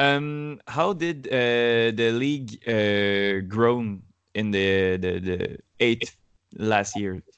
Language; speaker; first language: English; non-native, learner; French